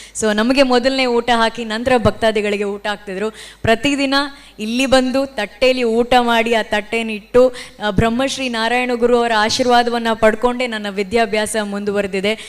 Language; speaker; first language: Kannada; non-native, local second language; Tulu